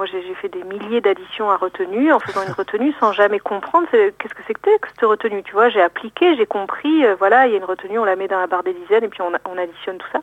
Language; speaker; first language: French; native; French